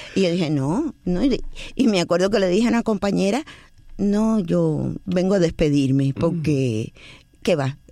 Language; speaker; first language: Spanish; native; Spanish